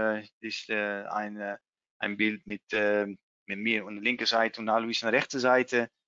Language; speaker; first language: German; non-native, learner; Dutch